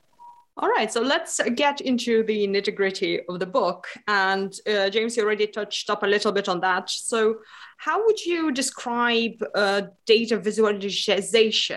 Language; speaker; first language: English; non-native, fluent; Lithuanian